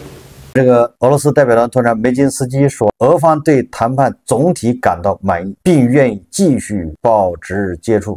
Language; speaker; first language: Chinese; native; Chinese